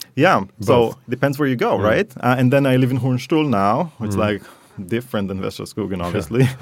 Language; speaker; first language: English; non-native, fluent; Hebrew